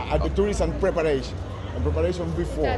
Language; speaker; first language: English; non-native, learner; Spanish